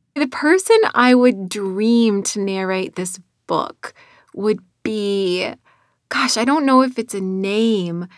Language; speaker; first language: English; native; English